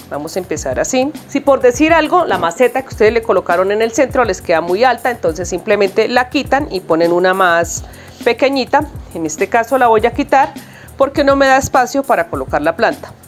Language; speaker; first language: Spanish; native; Spanish